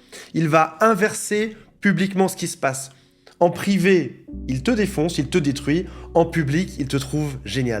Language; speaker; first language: French; native; French